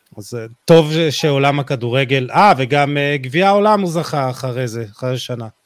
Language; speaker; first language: Hebrew; native; Hebrew